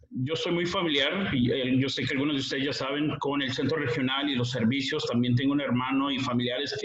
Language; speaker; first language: Spanish; early bilingual, heritage; Spanish